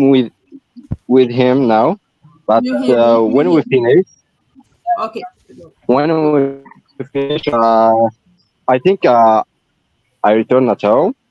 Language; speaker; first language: English; non-native, learner; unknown